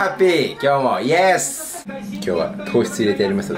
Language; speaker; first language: Japanese; native; Japanese